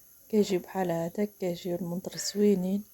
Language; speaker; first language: Arabic; native; Arabic